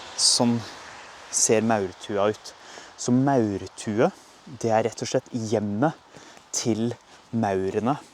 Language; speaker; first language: Norwegian; native; Norwegian